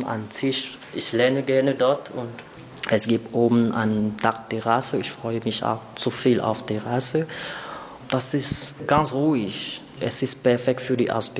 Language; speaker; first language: German; non-native, learner; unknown